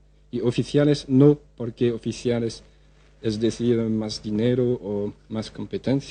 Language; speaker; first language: Spanish; non-native, fluent; French